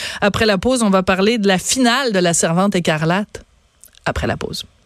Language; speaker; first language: French; native; French